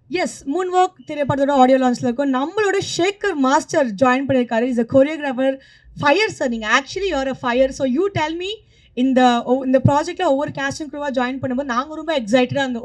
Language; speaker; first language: Tamil; native; Tamil